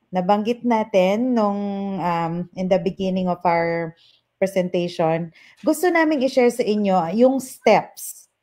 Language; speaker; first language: Filipino; non-native, local second language; Pampanga